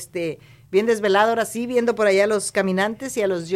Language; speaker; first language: Spanish; native; Spanish